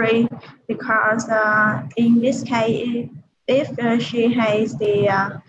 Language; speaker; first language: English; non-native, learner; Vietnamese